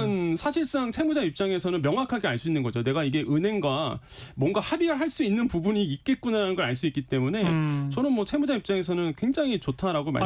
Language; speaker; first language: Korean; native; Korean